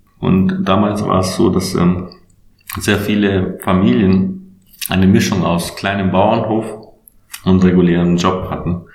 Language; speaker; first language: German; non-native, fluent; Albanian